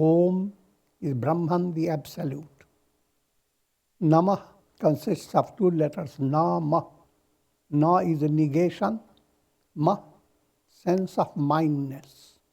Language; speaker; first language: English; non-native, local second language; Hindi